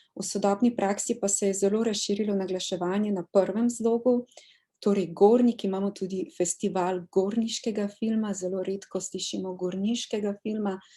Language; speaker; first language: Slovenian; native; Slovenian